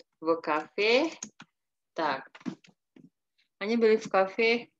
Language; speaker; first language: Russian; non-native, fluent; Indonesian